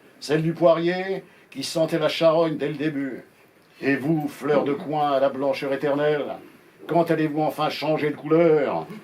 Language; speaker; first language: French; native; French